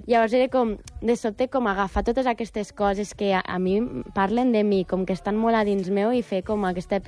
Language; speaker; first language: Catalan; native; Catalan